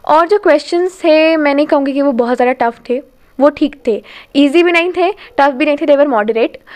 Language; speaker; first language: Hindi; native; Hindi